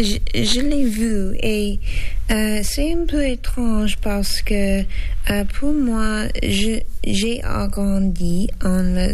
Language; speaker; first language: French; non-native, learner; English